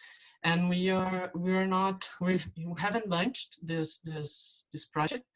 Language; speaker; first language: English; non-native, fluent; Portuguese